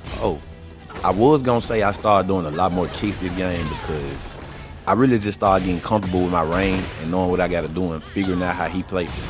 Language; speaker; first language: English; native; English